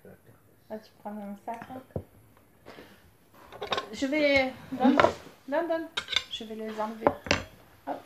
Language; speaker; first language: French; native; French